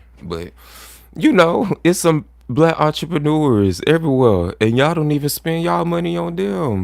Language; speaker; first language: English; native; English